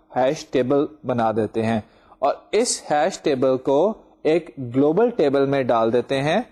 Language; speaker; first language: Urdu; native; Urdu